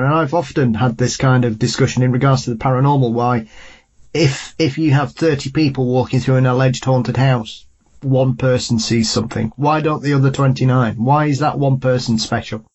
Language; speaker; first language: English; native; English